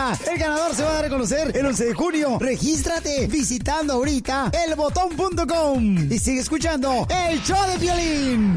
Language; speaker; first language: Spanish; native; Spanish